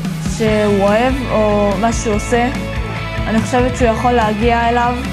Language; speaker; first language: Hebrew; early bilingual, other home language; Russian